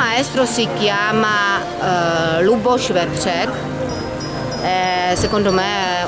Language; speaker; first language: Italian; non-native, fluent; Czech